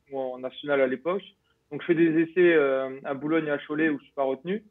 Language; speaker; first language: French; native; French